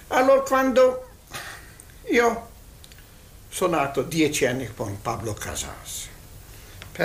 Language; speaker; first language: Italian; non-native, learner; Hungarian